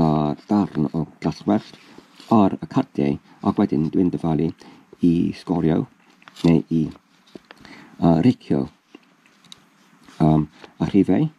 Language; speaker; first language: Welsh; non-native, learner; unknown